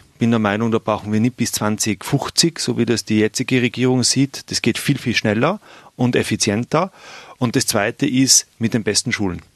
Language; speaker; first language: German; native; German